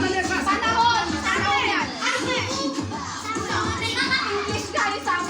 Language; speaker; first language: Filipino; non-native, local second language; Cebuano